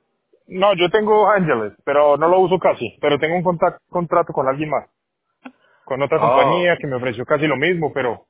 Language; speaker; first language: Spanish; native; Spanish